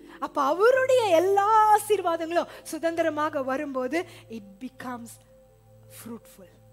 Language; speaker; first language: English; non-native, local second language; Tamil